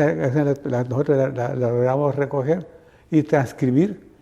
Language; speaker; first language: Spanish; native; Spanish